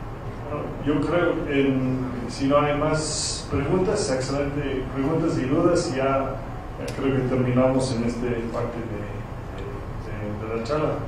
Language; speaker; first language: Spanish; non-native, fluent; English